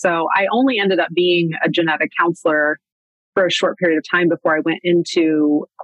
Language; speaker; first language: English; native; English